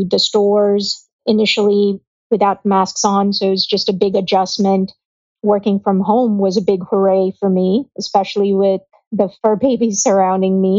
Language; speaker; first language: English; non-native, local second language; Gujarati